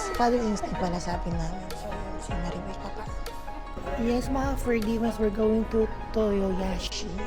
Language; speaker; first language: Filipino; native; Filipino